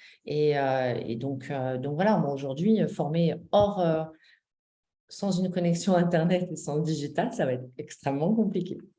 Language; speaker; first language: French; native; French